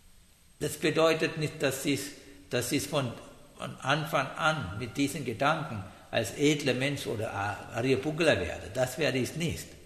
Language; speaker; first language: German; non-native, learner; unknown